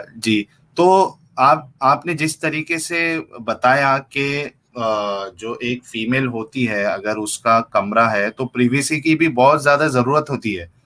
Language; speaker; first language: Urdu; native; Urdu